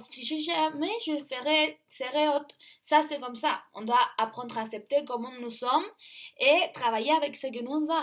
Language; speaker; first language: French; non-native, learner; Spanish